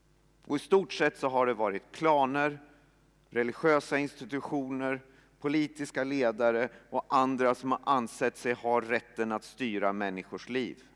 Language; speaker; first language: Swedish; native; Swedish